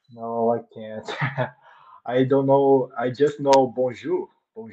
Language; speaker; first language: English; non-native, learner; Portuguese